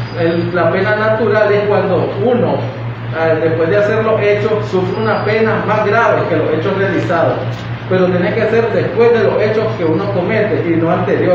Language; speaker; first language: Spanish; native; Spanish